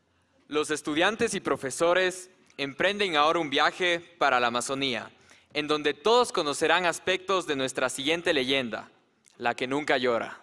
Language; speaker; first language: Spanish; native; Spanish